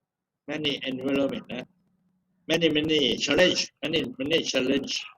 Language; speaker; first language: English; non-native, fluent; Thai